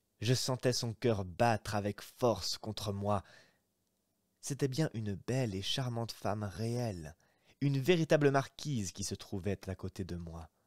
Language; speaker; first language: French; native; French